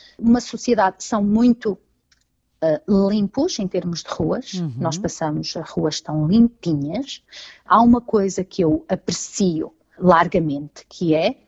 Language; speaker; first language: Portuguese; native; Portuguese